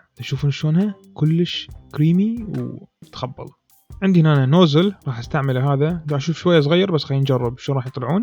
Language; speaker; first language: Arabic; native; Arabic